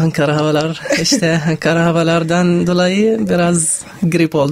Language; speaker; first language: Turkish; non-native, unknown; Arabic